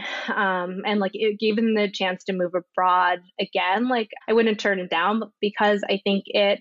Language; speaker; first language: English; native; English